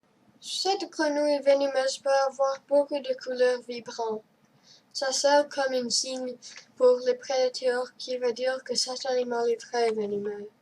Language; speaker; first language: French; non-native, learner; English